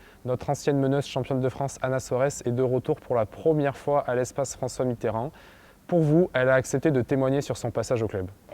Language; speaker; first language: French; native; French